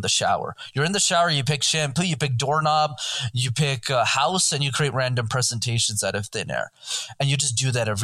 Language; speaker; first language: English; native; English